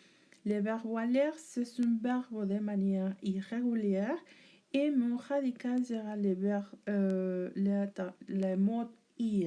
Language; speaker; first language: French; non-native, learner; Spanish